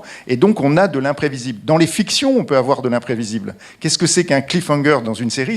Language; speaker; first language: French; native; French